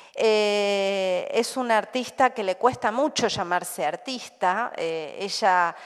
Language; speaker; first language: Spanish; native; Spanish